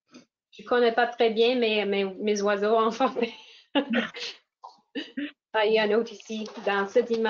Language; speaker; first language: French; non-native, fluent; English